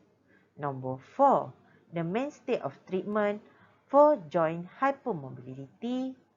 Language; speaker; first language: English; non-native, local second language; Malay